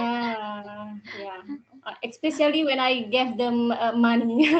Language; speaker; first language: English; non-native, learner; Indonesian